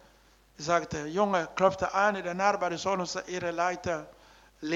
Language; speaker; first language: German; non-native, learner; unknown